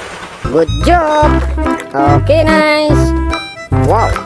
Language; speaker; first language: English; non-native, learner; Indonesian